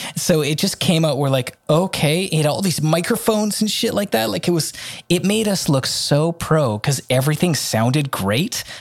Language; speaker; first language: English; native; English